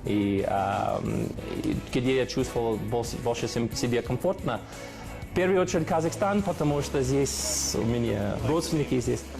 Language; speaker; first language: Russian; non-native, fluent; English